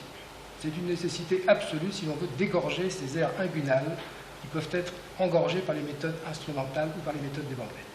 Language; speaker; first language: French; native; French